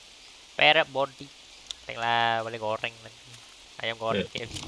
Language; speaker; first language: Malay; non-native, local second language; Chinese